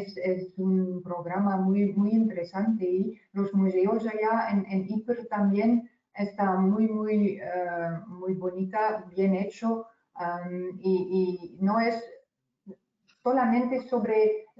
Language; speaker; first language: Spanish; non-native, fluent; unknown